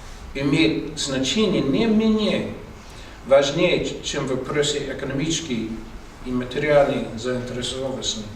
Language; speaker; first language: Russian; non-native, learner; English